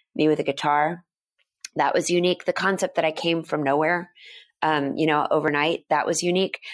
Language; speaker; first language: English; native; English